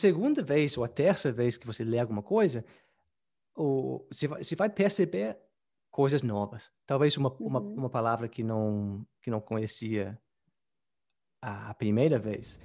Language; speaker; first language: Portuguese; non-native, fluent; English